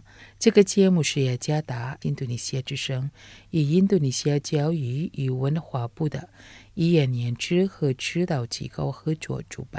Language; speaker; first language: Chinese; non-native, fluent; Indonesian